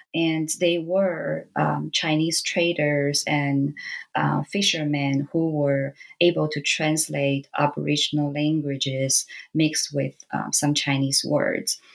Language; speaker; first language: English; non-native, fluent; Chinese